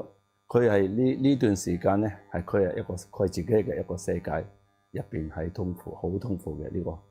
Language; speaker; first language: Cantonese; non-native, learner; Tibetan